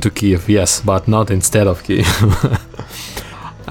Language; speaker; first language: English; non-native, fluent; Russian